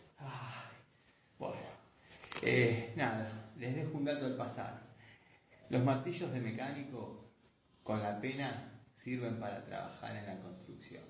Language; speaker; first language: Spanish; native; Spanish